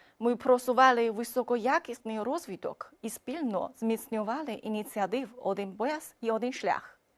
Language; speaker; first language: Ukrainian; non-native, fluent; Chinese